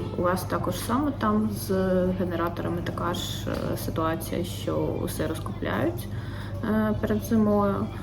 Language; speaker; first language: Ukrainian; non-native, local second language; Russian